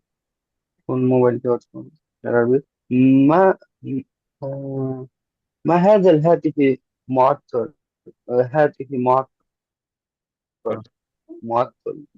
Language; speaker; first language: Arabic; non-native, learner; Bangla